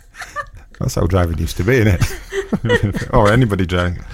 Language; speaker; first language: English; native; English